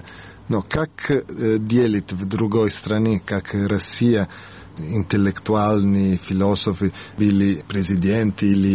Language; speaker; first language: Russian; non-native, learner; Italian